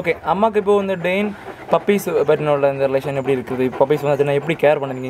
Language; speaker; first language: Tamil; native; Tamil